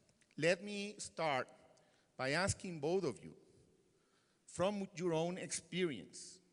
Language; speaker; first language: English; non-native, fluent; Spanish